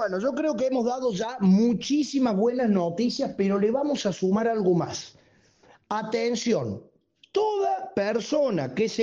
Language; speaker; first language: Spanish; native; Spanish